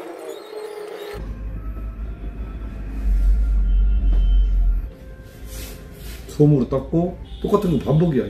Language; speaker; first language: Korean; native; Korean